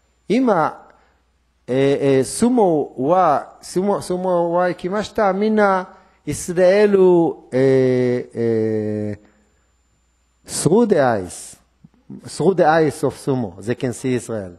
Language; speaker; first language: Japanese; non-native, learner; Hebrew